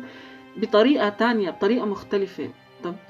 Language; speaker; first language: Arabic; native; Arabic